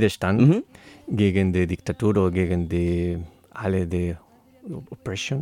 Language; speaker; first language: German; non-native, learner; Spanish